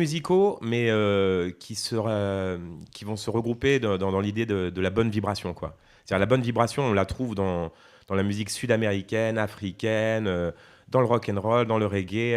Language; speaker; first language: French; native; French